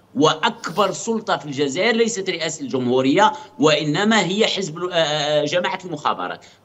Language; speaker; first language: Arabic; native; Arabic